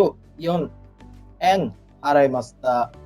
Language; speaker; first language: Japanese; non-native, learner; Bangla